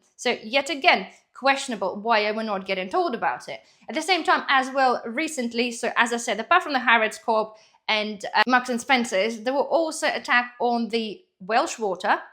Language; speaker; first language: English; non-native, fluent; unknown